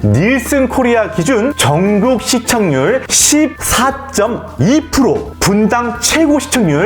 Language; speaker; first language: Korean; native; Korean